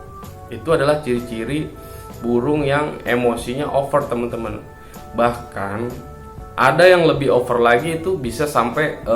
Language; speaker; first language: Indonesian; native; Indonesian